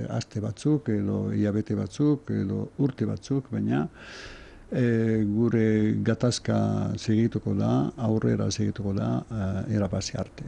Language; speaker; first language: Basque; non-native, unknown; Arabic